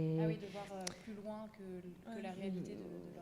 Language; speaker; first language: French; native; French